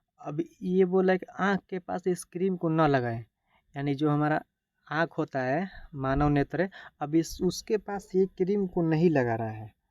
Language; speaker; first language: Hindi; native; Hindi